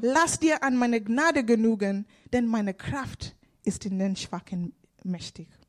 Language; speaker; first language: German; non-native, learner; Swahili